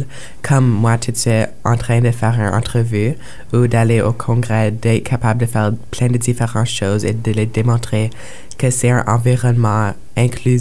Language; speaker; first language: French; non-native, local second language; English